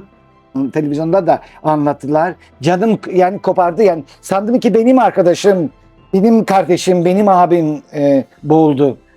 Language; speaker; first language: Turkish; non-native, local second language; Greek